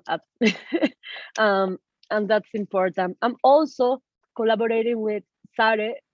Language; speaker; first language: English; non-native, learner; Spanish